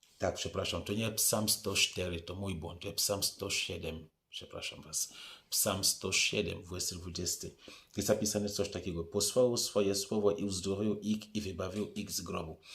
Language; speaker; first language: Polish; non-native, fluent; French